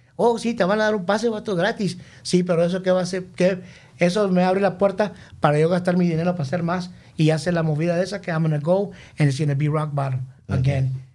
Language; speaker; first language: Spanish; early bilingual, heritage; Spanish